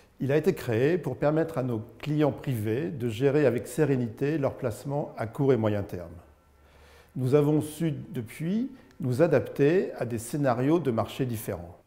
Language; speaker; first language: French; native; French